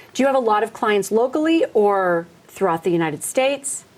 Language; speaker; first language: English; native; English